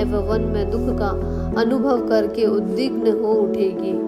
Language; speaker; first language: Hindi; native; Hindi